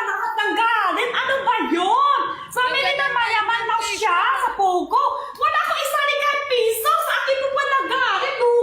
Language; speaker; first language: Filipino; non-native, learner; Chinese